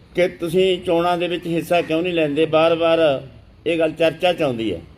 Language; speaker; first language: Hindi; non-native, local second language; Punjabi